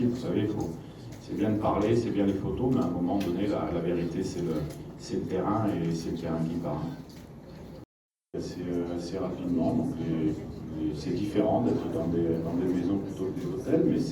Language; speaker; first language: French; native; French